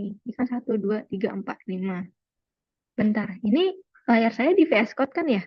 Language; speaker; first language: Indonesian; native; Indonesian